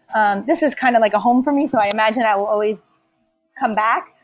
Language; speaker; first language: English; native; English